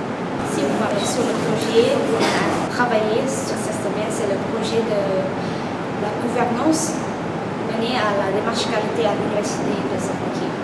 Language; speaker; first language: French; non-native, fluent; Lao